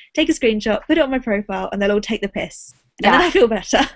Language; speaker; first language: English; native; English